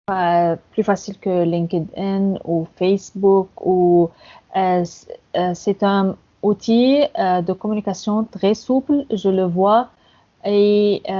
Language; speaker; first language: French; non-native, fluent; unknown